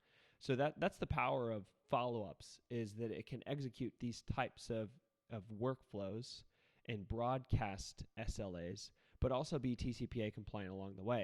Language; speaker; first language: English; native; English